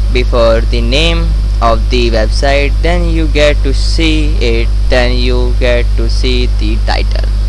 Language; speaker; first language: English; non-native, learner; Hindi